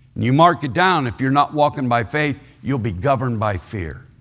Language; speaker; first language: English; native; English